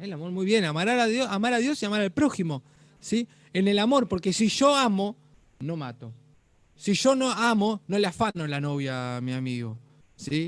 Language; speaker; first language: Spanish; native; Spanish